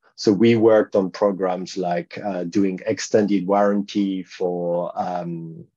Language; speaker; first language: English; non-native, fluent; French